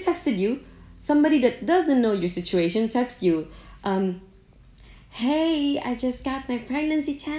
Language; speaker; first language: English; non-native, local second language; Cebuano